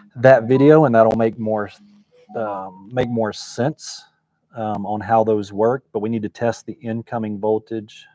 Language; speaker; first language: English; native; English